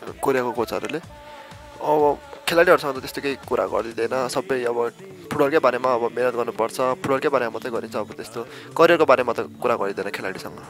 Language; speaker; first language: Nepali; early bilingual, heritage; Nepali